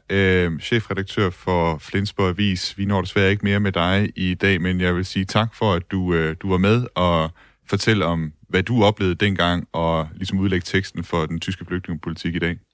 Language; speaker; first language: Danish; native; Danish